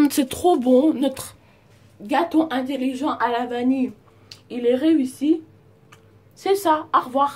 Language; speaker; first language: French; non-native, fluent; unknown